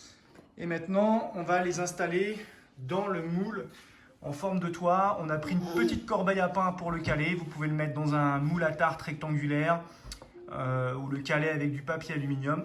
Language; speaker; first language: French; native; French